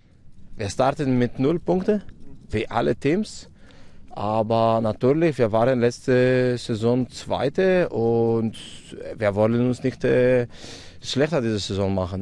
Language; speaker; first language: German; non-native, fluent; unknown